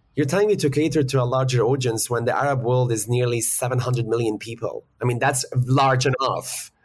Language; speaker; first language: English; early bilingual, other home language; Arabic